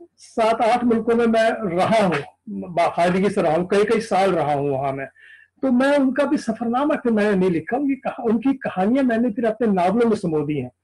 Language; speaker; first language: Urdu; native; Urdu